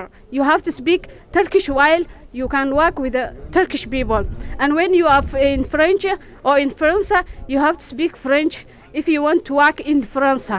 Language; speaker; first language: English; non-native, fluent; Somali